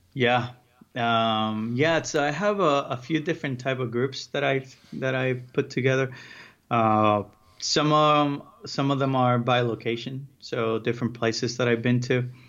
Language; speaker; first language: English; early bilingual, other home language; Spanish